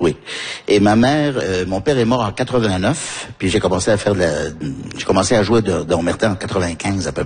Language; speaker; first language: French; early bilingual, other home language; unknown